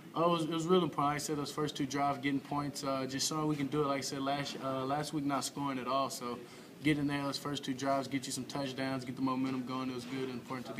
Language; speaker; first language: English; native; English